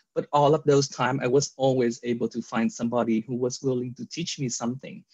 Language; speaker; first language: English; non-native, fluent; Vietnamese